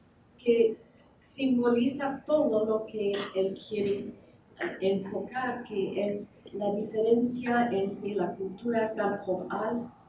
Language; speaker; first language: Spanish; non-native, fluent; English